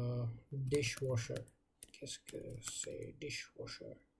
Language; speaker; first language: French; non-native, learner; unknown